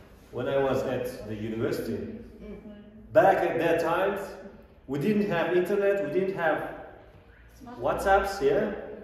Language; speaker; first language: English; non-native, fluent; Kazakh